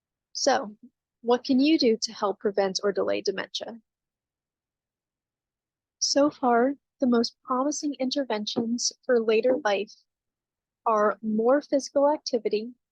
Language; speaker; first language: English; native; English